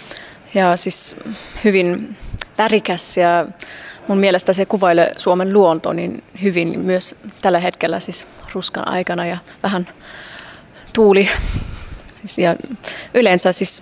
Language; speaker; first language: Finnish; non-native, fluent; English